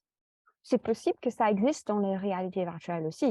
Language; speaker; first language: French; non-native, fluent; English